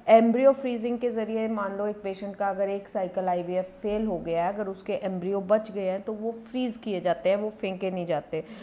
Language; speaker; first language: Hindi; non-native, local second language; Punjabi